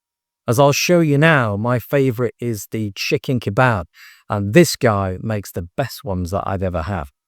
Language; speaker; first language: English; native; English